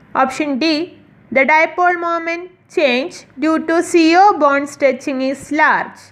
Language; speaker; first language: English; non-native, local second language; Malayalam